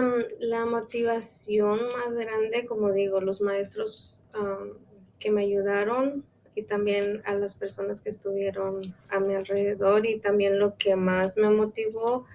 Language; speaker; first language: Spanish; non-native, local second language; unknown